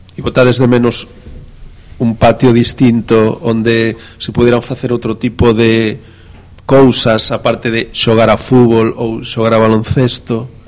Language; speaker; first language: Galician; native; Galician